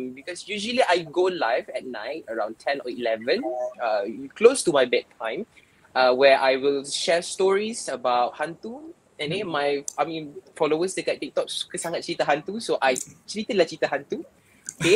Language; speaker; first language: English; non-native, local second language; Malay